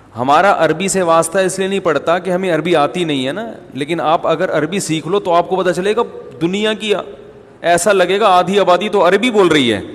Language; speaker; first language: Urdu; native; Urdu